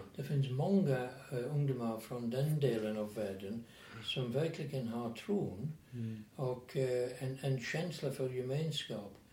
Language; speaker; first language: Swedish; non-native, fluent; English